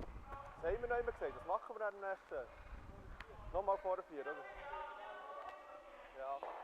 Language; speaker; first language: German; native; German